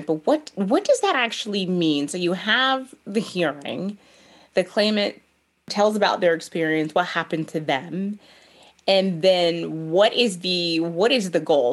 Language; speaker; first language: English; native; English